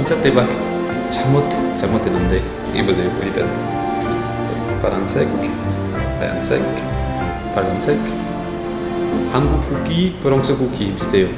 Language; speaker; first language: Korean; non-native, learner; French